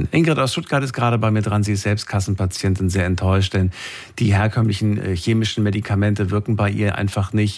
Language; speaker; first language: German; native; German